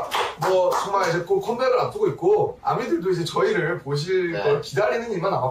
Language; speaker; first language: Korean; native; Korean